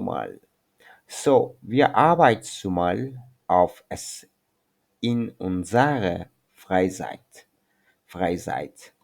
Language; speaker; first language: German; non-native, learner; Turkish